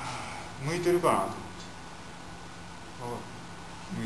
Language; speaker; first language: Japanese; native; Japanese